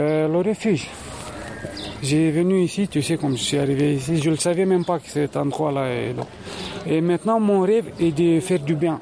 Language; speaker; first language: French; non-native, fluent; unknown